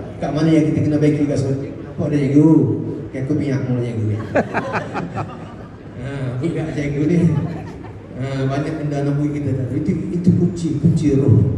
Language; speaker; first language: Malay; native; Malay